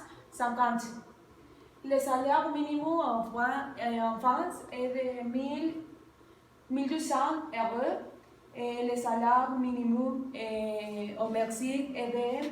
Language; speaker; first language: French; non-native, learner; Spanish